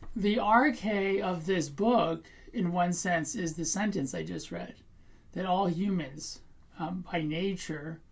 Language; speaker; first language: English; native; English